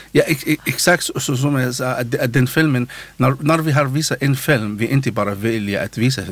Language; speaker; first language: Swedish; non-native, learner; Arabic